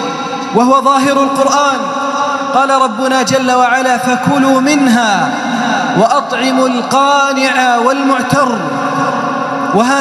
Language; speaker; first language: Arabic; native; Arabic